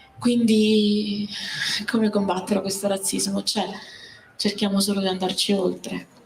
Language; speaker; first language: Italian; native; Italian